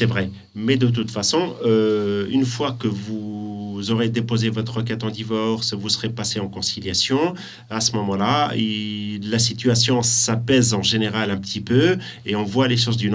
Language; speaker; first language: French; native; French